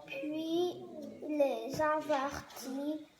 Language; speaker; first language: French; non-native, learner; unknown